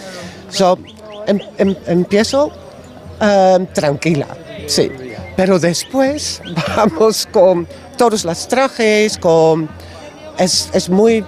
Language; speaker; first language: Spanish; non-native, learner; Dutch